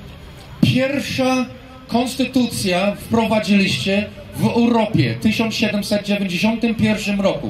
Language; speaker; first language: Polish; non-native, fluent; English